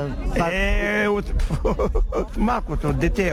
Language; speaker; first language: Bulgarian; non-native, learner; Macedonian